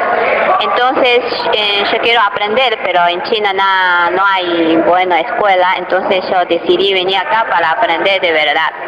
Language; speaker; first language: Spanish; non-native, learner; Chinese